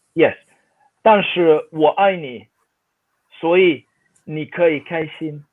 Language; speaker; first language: Chinese; non-native, fluent; Swedish